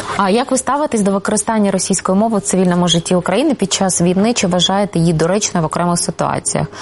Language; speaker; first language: Ukrainian; non-native, local second language; Russian